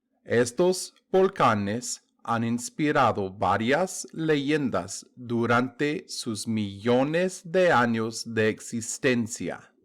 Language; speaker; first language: Spanish; non-native, fluent; English